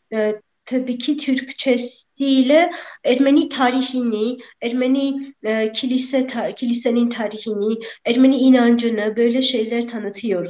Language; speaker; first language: Turkish; non-native, fluent; Armenian